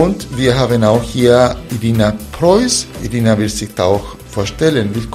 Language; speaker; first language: German; non-native, fluent; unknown